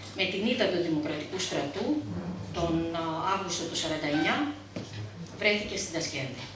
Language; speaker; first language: Greek; early bilingual, heritage; Greek